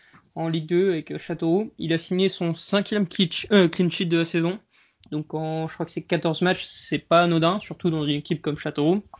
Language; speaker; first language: French; native; French